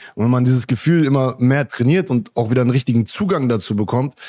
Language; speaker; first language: German; native; German